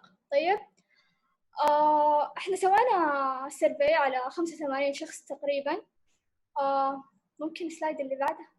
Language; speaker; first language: Arabic; native; Arabic